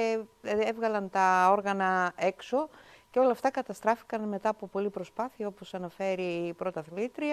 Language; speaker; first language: Greek; native; Greek